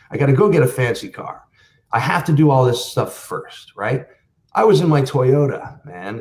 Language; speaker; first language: English; native; English